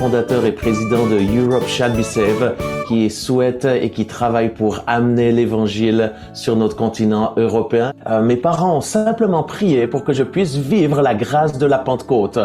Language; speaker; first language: French; native; French